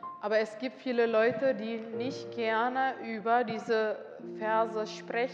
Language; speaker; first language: German; non-native, learner; Indonesian